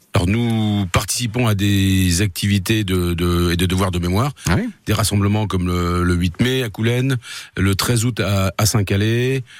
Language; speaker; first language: French; native; French